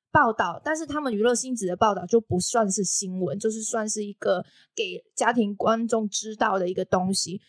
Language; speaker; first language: Chinese; non-native, local second language; Cantonese